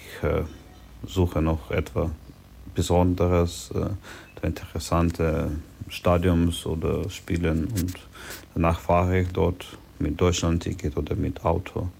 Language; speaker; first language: German; non-native, learner; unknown